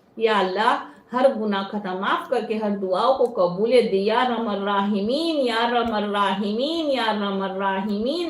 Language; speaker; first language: Hindi; non-native, local second language; Konkani